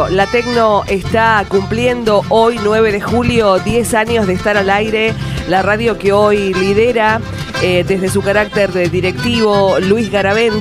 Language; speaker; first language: Spanish; native; Spanish